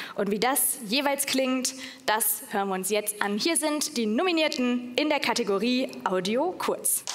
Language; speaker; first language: German; native; German